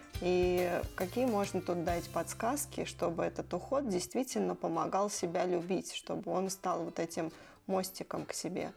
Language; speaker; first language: Russian; native; Russian